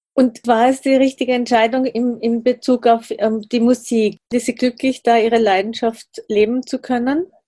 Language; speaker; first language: German; native; German